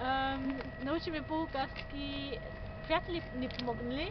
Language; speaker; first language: Bulgarian; non-native, learner; English